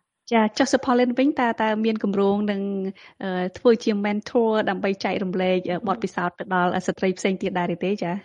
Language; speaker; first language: Khmer; native; Khmer